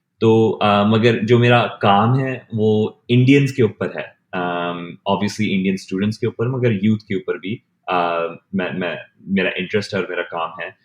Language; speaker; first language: Hindi; early bilingual, heritage; Hindi